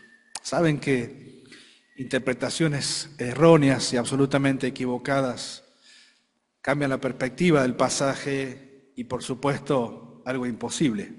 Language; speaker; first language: Spanish; native; Spanish